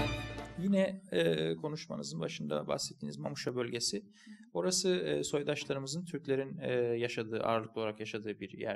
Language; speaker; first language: Turkish; native; Turkish